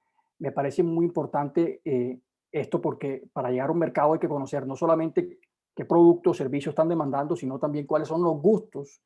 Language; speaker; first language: Spanish; native; Spanish